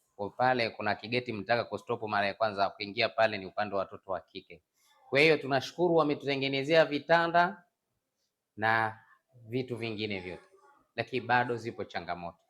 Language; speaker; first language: Swahili; non-native, local second language; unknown